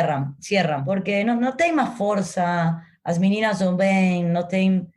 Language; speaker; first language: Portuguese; non-native, learner; Spanish